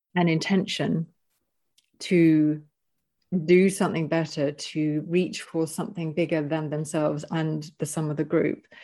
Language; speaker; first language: English; native; English